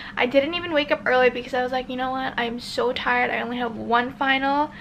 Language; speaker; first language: English; native; English